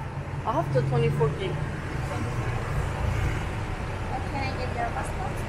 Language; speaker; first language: English; non-native, learner; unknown